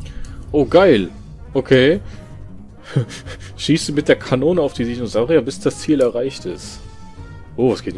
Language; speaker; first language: German; native; German